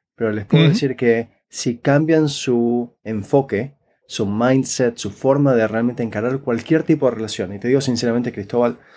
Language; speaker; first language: Spanish; native; Spanish